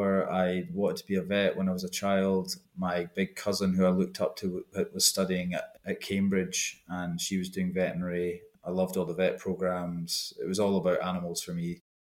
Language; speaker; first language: English; native; English